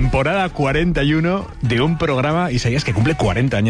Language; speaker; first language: Spanish; native; Spanish